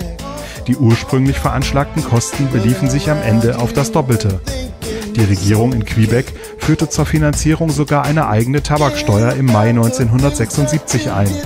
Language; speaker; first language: German; native; German